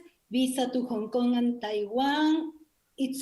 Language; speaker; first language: English; non-native, learner; Spanish